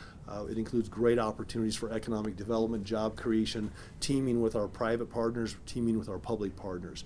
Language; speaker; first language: English; native; English